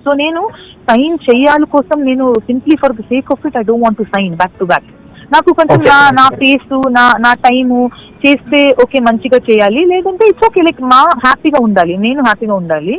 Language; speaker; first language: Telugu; non-native, local second language; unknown